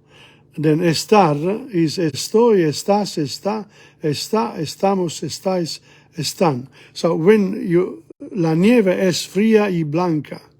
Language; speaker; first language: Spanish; non-native, fluent; English